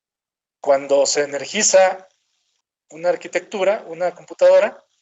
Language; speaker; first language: Spanish; native; Spanish